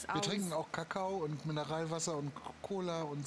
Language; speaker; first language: German; native; German